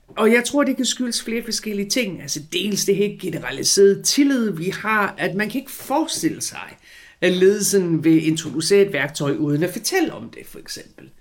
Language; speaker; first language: Danish; non-native, fluent; English